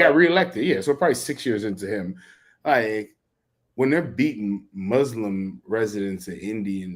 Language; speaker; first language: English; native; English